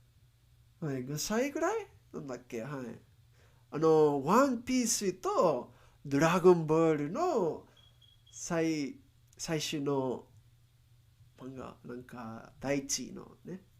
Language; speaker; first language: Japanese; non-native, learner; English